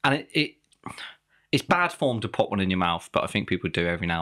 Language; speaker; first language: English; native; English